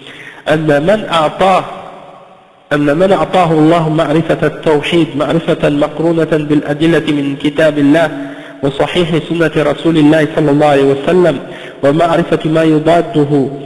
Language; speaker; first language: Arabic; non-native, fluent; French